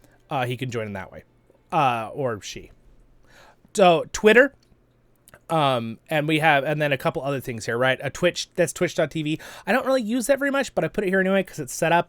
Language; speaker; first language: English; native; English